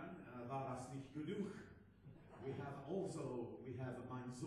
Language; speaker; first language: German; non-native, learner; English